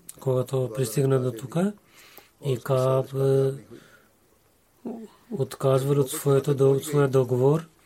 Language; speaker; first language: Bulgarian; non-native, learner; Urdu